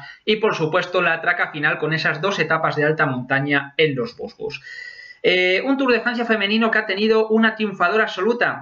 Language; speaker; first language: Spanish; native; Spanish